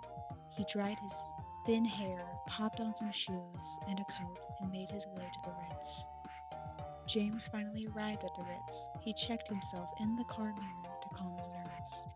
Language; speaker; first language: English; native; English